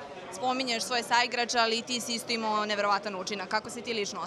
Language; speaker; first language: Serbian; native; Serbian